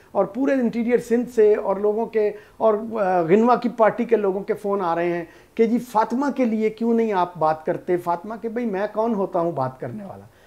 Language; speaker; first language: Urdu; non-native, local second language; Punjabi